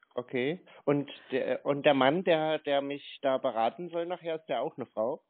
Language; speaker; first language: German; native; German